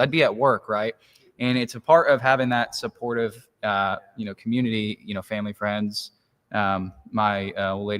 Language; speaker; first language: English; native; English